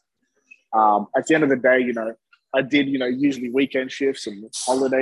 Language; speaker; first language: English; native; English